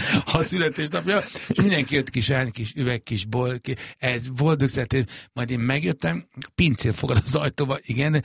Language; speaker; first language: Hungarian; native; Hungarian